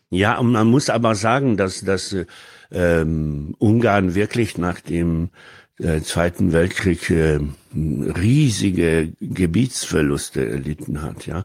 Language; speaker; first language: German; non-native, fluent; Polish